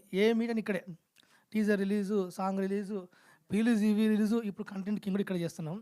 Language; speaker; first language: Telugu; native; Telugu